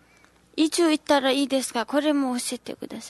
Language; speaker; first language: Japanese; non-native, learner; Nepali